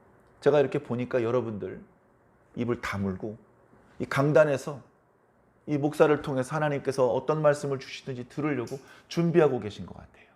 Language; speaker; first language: Korean; native; Korean